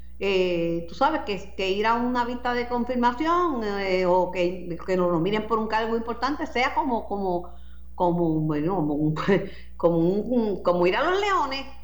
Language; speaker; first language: Spanish; native; Spanish